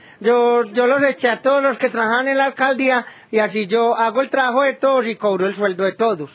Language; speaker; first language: Spanish; native; Spanish